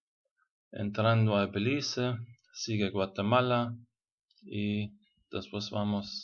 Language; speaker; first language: Spanish; non-native, fluent; German